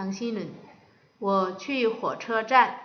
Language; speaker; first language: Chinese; non-native, fluent; Korean